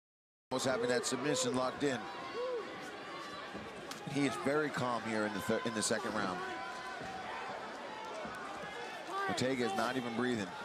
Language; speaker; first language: English; native; English